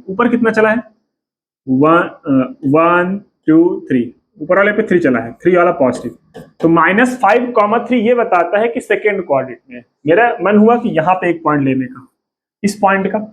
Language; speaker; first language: Hindi; native; Hindi